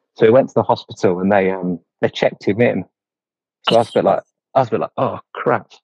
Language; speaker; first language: English; native; English